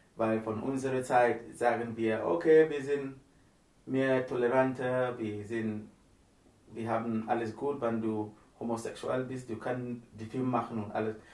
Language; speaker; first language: German; non-native, learner; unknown